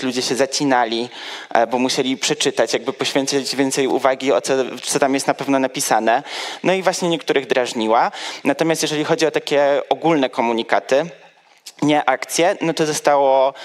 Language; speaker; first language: Polish; native; Polish